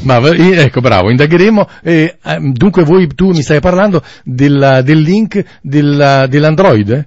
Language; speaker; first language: Italian; native; Italian